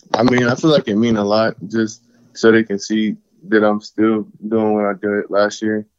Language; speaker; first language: English; native; English